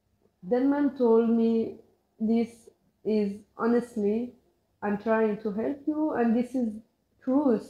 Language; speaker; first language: English; non-native, learner; Persian